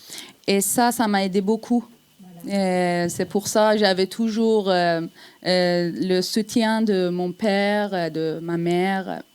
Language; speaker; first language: French; non-native, fluent; Persian